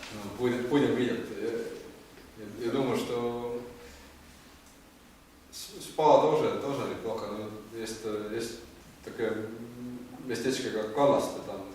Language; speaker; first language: Russian; non-native, learner; Estonian